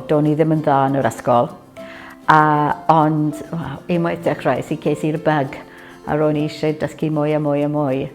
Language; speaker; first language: Welsh; non-native, local second language; English